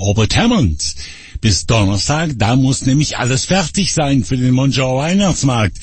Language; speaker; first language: German; native; German